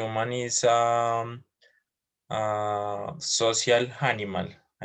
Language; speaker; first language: English; non-native, learner; Spanish